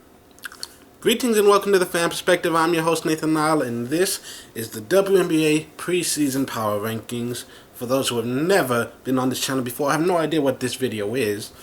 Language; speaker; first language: English; native; English